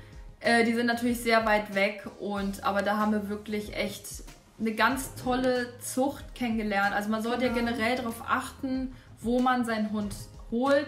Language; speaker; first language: German; native; German